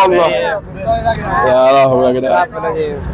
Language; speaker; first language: Arabic; native; Arabic